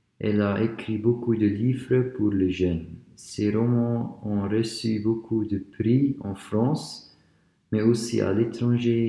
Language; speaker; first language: French; non-native, learner; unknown